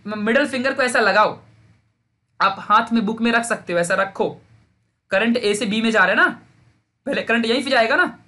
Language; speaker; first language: Hindi; native; Hindi